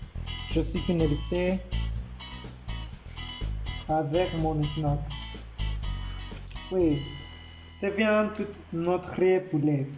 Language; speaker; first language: French; non-native, learner; Spanish